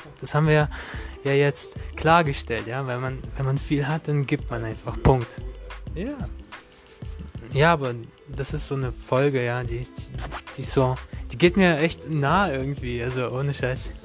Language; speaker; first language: German; non-native, learner; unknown